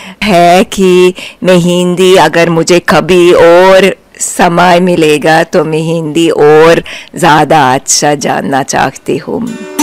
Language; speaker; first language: Hindi; non-native, fluent; Russian